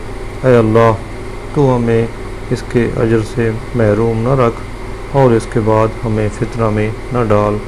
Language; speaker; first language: Urdu; native; Urdu